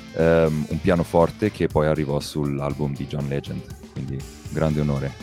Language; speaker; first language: Italian; early bilingual, heritage; Italian